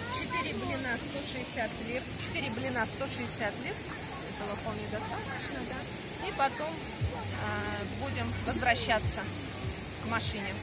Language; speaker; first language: Russian; native; Russian